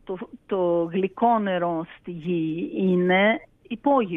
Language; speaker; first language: Greek; early bilingual, heritage; Greek